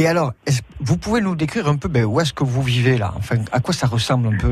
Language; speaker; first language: French; native; French